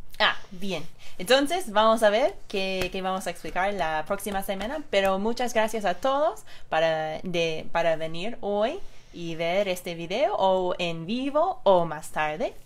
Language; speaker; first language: Spanish; non-native, fluent; English